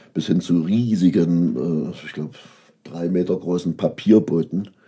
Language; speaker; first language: German; native; German